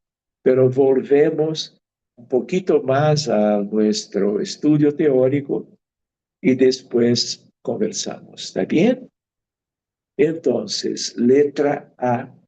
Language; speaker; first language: Spanish; non-native, fluent; Portuguese